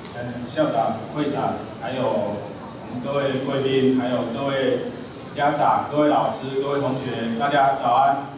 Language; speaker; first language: Chinese; native; Chinese